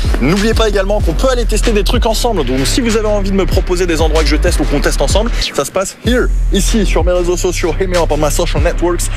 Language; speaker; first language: French; native; French